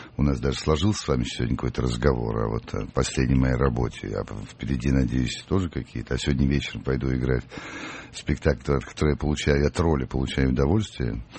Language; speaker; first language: Russian; native; Russian